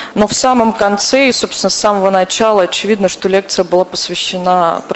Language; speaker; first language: Russian; native; Russian